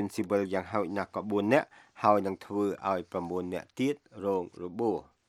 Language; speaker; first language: Khmer; native; Khmer